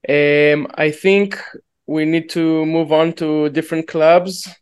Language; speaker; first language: English; non-native, fluent; Hebrew